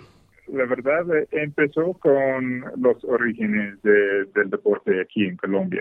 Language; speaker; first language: Spanish; non-native, fluent; English